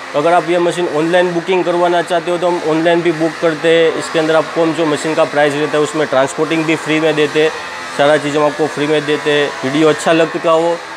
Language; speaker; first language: Hindi; non-native, local second language; Gujarati